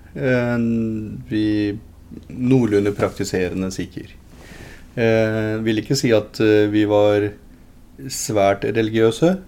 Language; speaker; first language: Norwegian; early bilingual, other home language; Punjabi